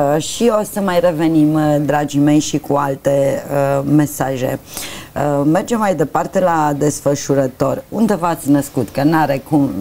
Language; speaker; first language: Romanian; native; Romanian